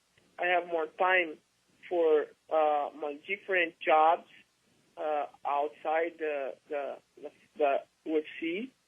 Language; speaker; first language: English; non-native, learner; Portuguese